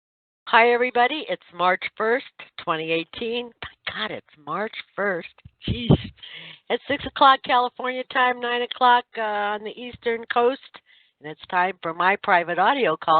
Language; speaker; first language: English; native; English